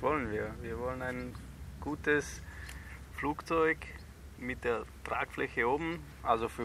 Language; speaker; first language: German; non-native, fluent; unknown